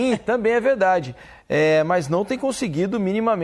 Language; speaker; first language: Portuguese; native; Portuguese